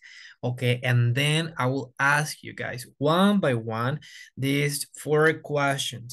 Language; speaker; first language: English; non-native, fluent; Spanish